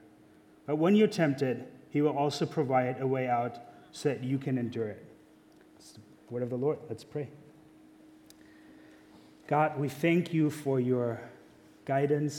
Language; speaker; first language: English; non-native, fluent; German